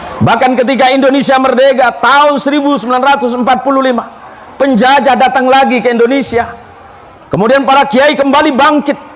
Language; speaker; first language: Indonesian; non-native, local second language; Madurese